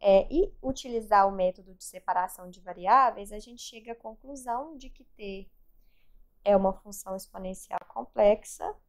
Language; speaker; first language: Portuguese; native; Portuguese